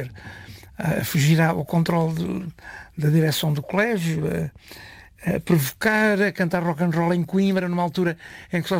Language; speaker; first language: Portuguese; native; Portuguese